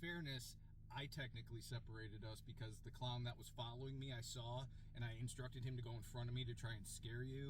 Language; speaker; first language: English; native; English